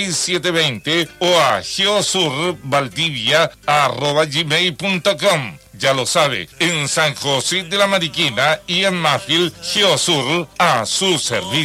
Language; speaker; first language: Spanish; native; Spanish